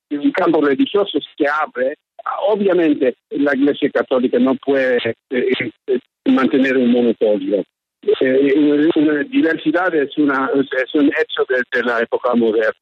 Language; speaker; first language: Spanish; early bilingual, heritage; English